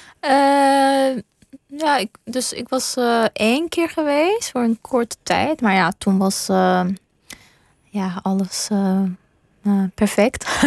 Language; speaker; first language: Dutch; non-native, fluent; Persian